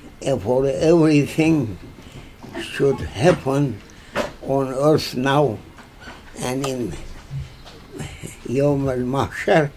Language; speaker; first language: English; non-native, learner; Turkish